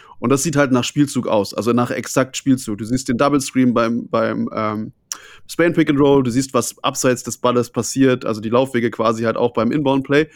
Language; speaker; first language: German; native; German